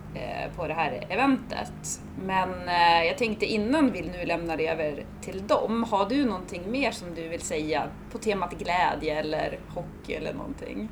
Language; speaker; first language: Swedish; native; Swedish